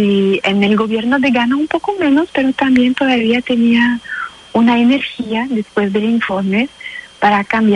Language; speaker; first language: Spanish; non-native, fluent; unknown